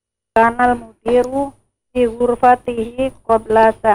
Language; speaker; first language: Arabic; non-native, learner; Indonesian